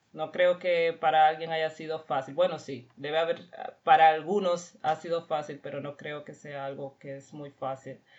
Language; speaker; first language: Spanish; native; Spanish